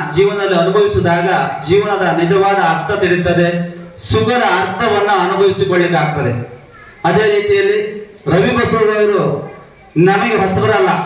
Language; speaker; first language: Kannada; native; Kannada